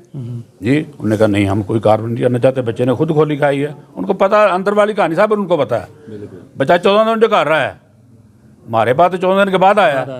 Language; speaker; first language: Urdu; non-native, local second language; Punjabi